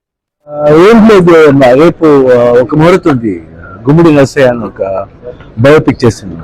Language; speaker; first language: Telugu; non-native, learner; Kannada